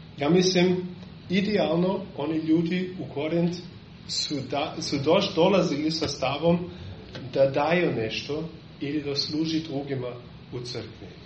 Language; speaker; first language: Serbian; non-native, fluent; German